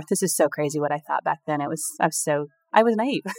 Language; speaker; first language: English; native; English